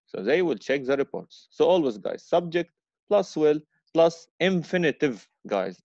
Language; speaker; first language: English; non-native, fluent; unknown